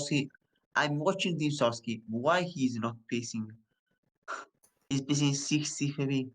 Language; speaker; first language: English; non-native, learner; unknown